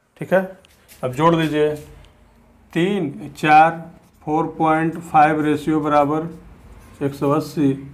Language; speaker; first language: Hindi; native; Hindi